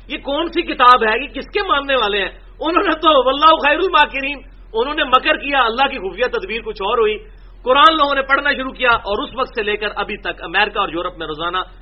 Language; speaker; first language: Urdu; non-native, local second language; Punjabi